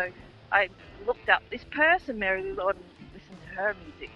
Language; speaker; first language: English; native; English